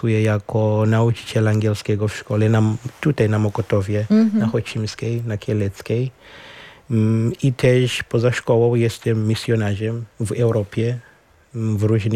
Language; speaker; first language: Ukrainian; non-native, learner; Shona